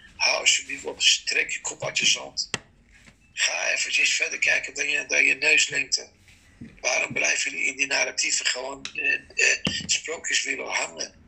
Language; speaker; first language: Dutch; non-native, fluent; Persian